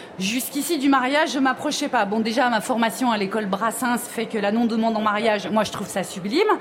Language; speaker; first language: French; native; French